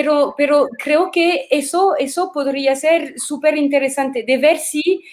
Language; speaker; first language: Spanish; non-native, fluent; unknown